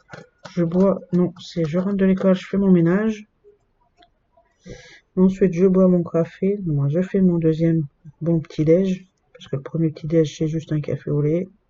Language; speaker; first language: French; native; French